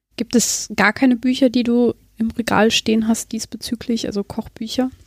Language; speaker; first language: German; native; German